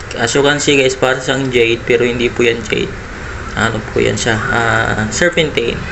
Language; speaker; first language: Filipino; non-native, local second language; Iloko